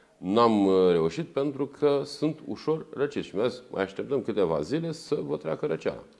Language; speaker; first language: Romanian; native; Romanian